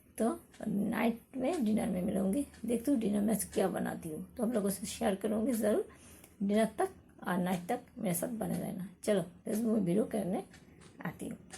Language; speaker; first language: Hindi; non-native, local second language; Bangla